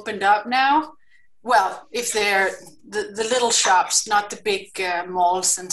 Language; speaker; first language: English; non-native, fluent; Kalaallisut